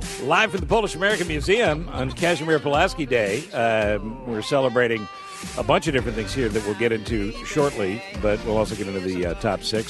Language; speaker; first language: English; native; English